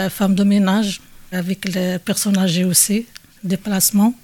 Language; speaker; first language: French; non-native, learner; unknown